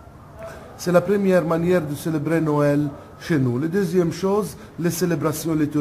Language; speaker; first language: French; non-native, local second language; Arabic